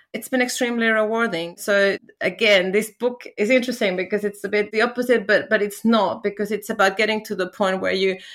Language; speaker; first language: English; non-native, fluent; Spanish